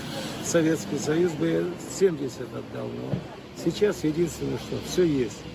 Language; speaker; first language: Russian; native; Russian